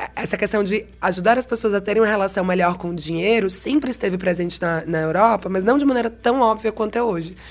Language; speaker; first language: Portuguese; native; Portuguese